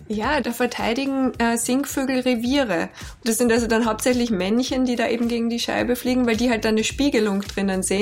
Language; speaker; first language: German; native; German